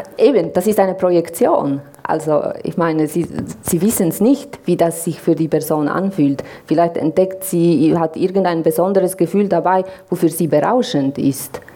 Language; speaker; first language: German; non-native, fluent; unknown